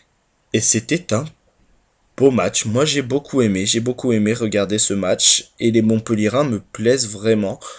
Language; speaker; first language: French; native; French